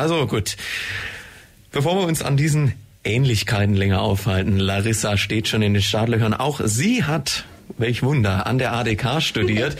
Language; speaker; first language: German; native; German